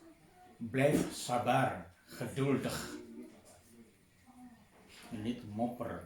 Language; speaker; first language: Dutch; non-native, fluent; Indonesian